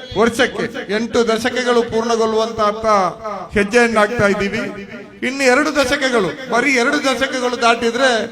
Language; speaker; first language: Kannada; non-native, local second language; Badaga